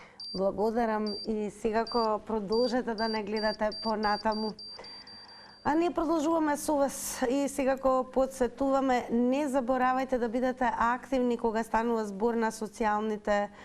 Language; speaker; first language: Macedonian; native; Macedonian